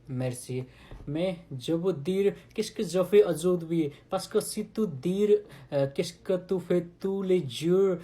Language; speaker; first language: French; non-native, learner; Nepali